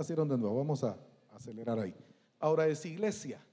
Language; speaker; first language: Spanish; native; Spanish